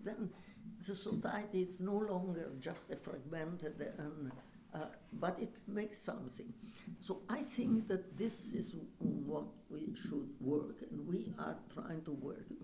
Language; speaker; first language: English; non-native, fluent; Italian